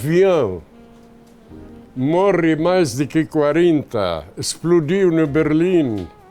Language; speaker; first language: Portuguese; non-native, fluent; Arabic